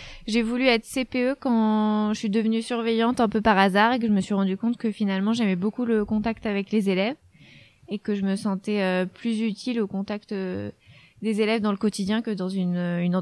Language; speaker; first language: French; native; French